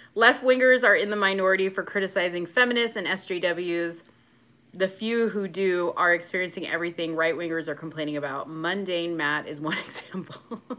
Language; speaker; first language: English; native; English